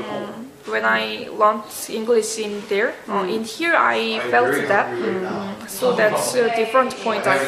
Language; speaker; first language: English; non-native, learner; Korean